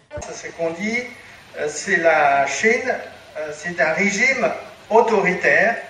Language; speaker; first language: French; non-native, fluent; Chinese